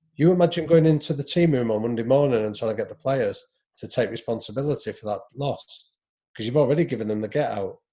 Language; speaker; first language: English; native; English